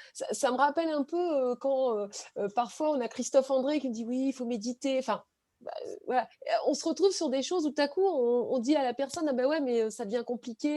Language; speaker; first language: French; native; French